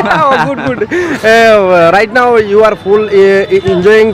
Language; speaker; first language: English; non-native, learner; Sylheti